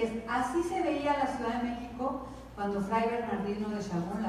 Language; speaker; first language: Spanish; native; Spanish